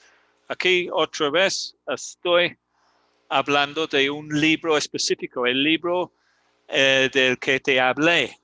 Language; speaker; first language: Spanish; non-native, fluent; English